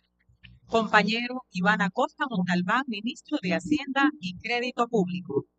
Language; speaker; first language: Spanish; native; Spanish